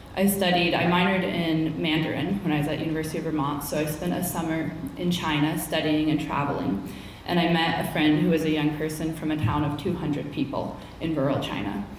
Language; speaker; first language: English; native; English